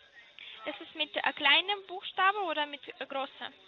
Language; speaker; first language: German; non-native, learner; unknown